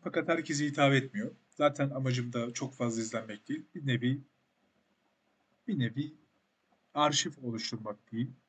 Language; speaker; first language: Turkish; native; Turkish